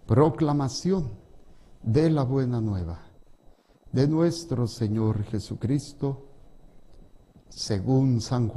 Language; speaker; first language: Spanish; native; Spanish